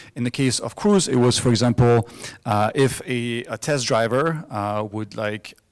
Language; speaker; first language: English; non-native, fluent; French